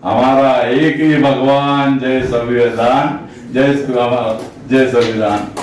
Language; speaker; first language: Hindi; non-native, local second language; Marathi